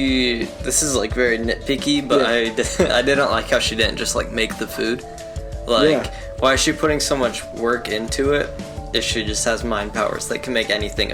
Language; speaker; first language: English; native; English